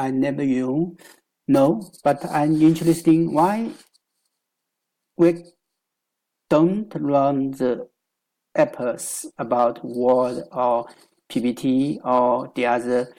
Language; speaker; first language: English; non-native, learner; Chinese